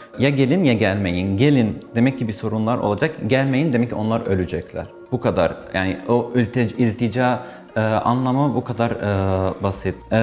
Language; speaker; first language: Turkish; non-native, fluent; Arabic